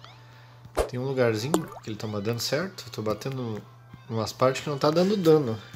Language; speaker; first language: Portuguese; native; Portuguese